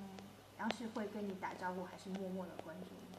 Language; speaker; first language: Chinese; native; Chinese